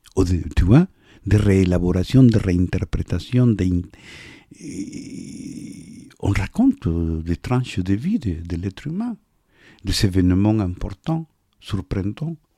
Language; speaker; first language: French; non-native, fluent; Spanish